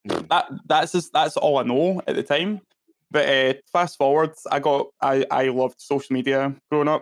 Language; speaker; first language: English; native; English